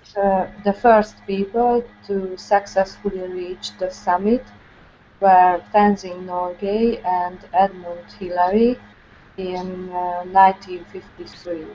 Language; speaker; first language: English; non-native, learner; Hungarian